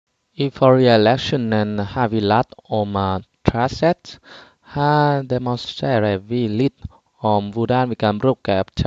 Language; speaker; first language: Norwegian; non-native, fluent; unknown